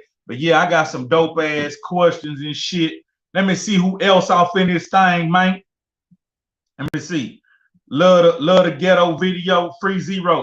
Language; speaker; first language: English; native; English